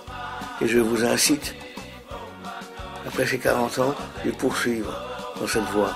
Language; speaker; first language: French; native; French